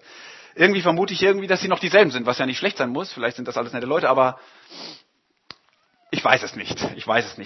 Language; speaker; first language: German; native; German